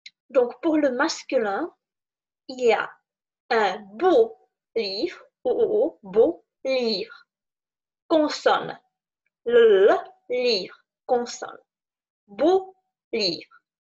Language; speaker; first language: French; non-native, fluent; Czech